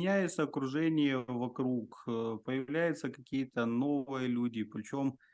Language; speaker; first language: Russian; native; Russian